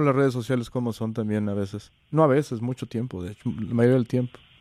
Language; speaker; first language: Spanish; native; Spanish